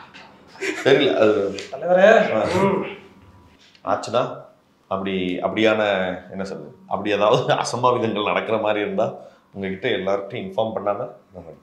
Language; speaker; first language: Tamil; native; Tamil